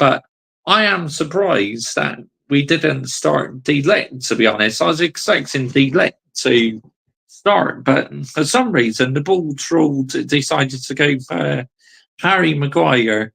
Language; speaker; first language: English; native; English